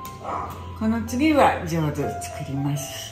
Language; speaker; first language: Japanese; early bilingual, heritage; Japanese